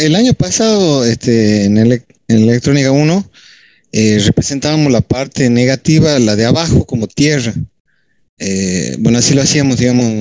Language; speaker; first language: Spanish; native; Spanish